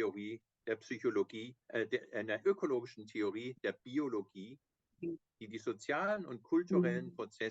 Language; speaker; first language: German; native; German